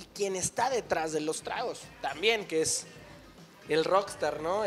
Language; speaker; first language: Spanish; native; Spanish